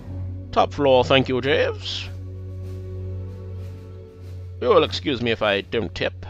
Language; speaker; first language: English; native; English